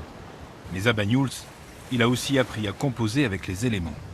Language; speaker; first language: French; native; French